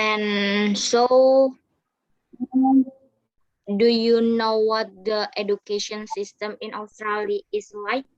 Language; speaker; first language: English; non-native, learner; Indonesian